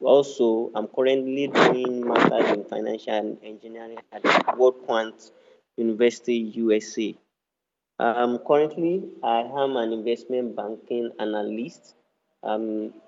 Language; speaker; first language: English; non-native, local second language; Yoruba